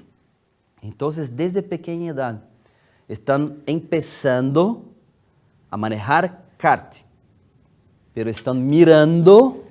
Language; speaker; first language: Spanish; non-native, fluent; Portuguese